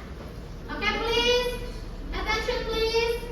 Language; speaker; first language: English; non-native, learner; Indonesian